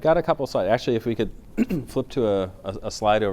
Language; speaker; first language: English; native; English